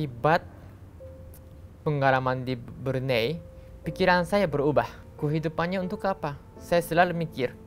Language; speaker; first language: Indonesian; non-native, learner; Japanese